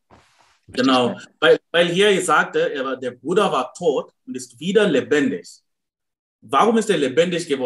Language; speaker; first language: German; non-native, fluent; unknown